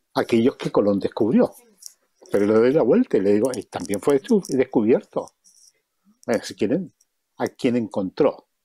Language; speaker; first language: Spanish; native; Spanish